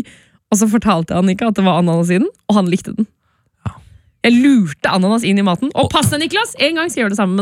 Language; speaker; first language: Norwegian; native; Norwegian